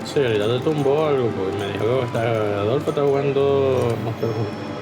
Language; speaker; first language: Spanish; native; Spanish